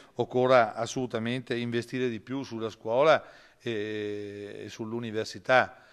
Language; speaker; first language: Italian; native; Italian